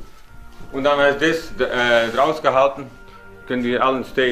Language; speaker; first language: German; non-native, learner; Dutch